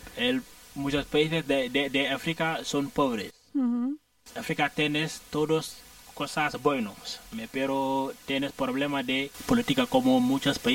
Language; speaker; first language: Spanish; non-native, learner; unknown